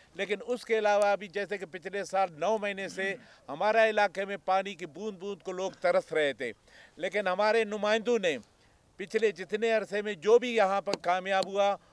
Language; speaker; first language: Urdu; non-native, local second language; Baluchi